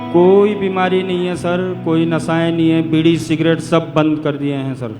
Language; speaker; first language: Hindi; early bilingual, other home language; Nepali